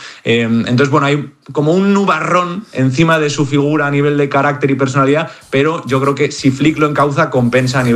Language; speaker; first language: Spanish; native; Spanish